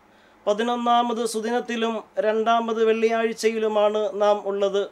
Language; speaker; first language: Malayalam; native; Malayalam